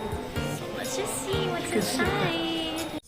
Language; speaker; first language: English; non-native, local second language; Filipino